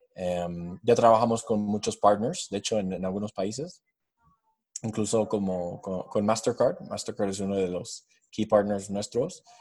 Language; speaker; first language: Spanish; non-native, fluent; English